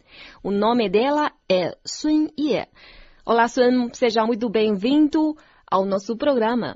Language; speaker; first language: Portuguese; non-native, fluent; Chinese